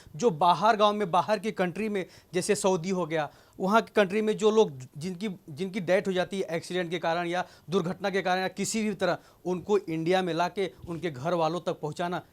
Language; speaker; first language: Hindi; native; Hindi